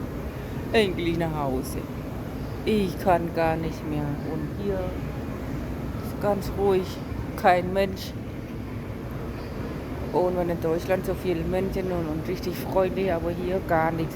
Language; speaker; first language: German; non-native, learner; Khmer